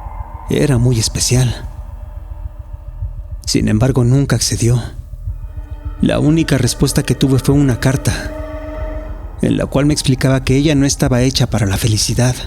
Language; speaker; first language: Spanish; native; Spanish